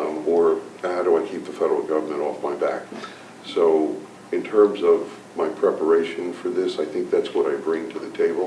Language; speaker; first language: English; native; English